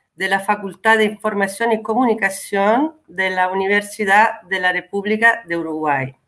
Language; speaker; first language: Spanish; non-native, fluent; Italian